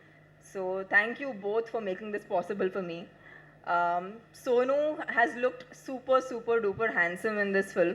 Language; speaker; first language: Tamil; non-native, learner; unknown